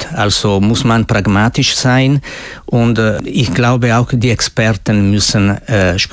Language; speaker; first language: German; non-native, fluent; Italian